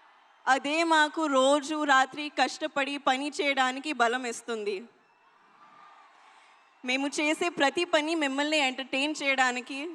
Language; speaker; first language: Telugu; non-native, learner; Hindi